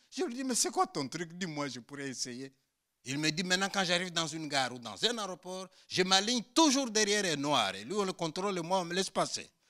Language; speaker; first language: French; non-native, local second language; Luba-Lulua